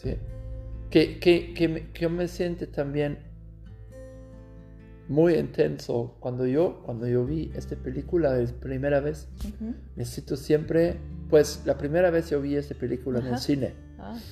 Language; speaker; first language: Spanish; non-native, learner; German